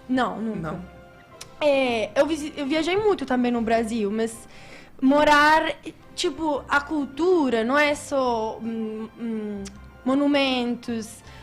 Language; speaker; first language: Portuguese; non-native, fluent; Italian